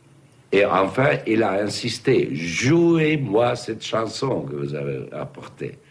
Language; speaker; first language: French; non-native, fluent; English